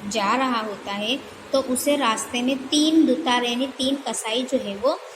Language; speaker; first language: Hindi; non-native, local second language; Gujarati